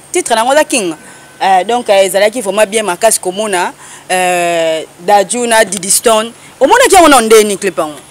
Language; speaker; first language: Lingala; native; Lingala